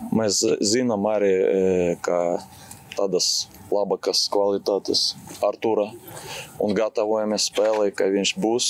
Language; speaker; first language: Latvian; non-native, local second language; Russian